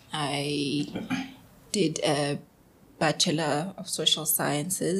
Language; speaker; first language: English; non-native, local second language; Zulu